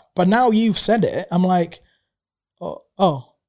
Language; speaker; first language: English; non-native, local second language; Swahili